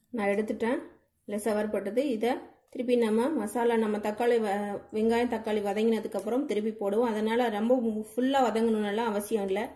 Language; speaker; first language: Tamil; non-native, local second language; Telugu